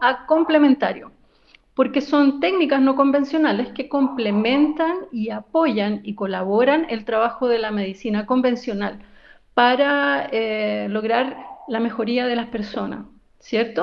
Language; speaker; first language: Spanish; native; Spanish